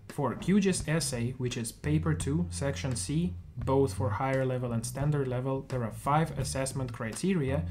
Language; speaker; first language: English; non-native, fluent; Russian